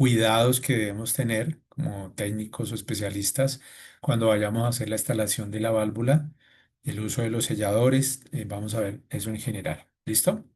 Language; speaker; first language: Spanish; native; Spanish